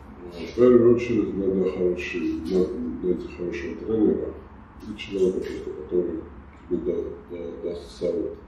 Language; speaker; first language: Russian; non-native, fluent; Georgian